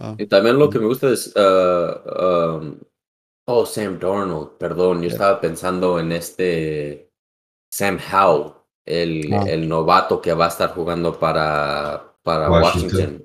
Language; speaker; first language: Spanish; early bilingual, heritage; Spanish